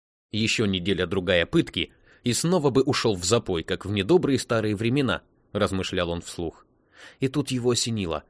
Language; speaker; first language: Russian; native; Russian